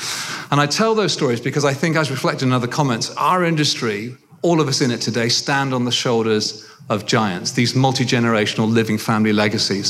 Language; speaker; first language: English; native; English